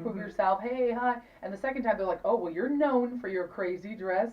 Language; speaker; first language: English; native; English